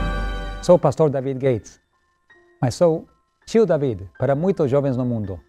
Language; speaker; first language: Portuguese; non-native, learner; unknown